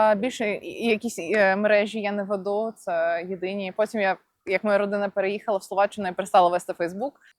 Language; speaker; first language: Ukrainian; non-native, local second language; Russian